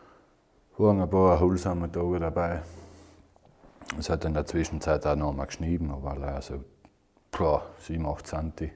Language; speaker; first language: German; native; German